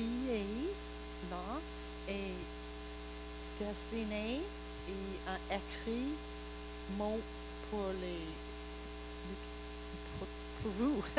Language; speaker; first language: French; non-native, learner; English